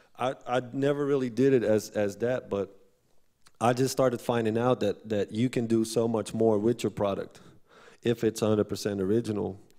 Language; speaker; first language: English; non-native, fluent; Dutch